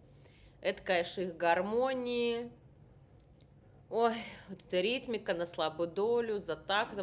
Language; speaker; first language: Russian; native; Russian